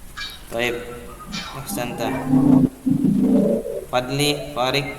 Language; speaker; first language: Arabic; non-native, fluent; Indonesian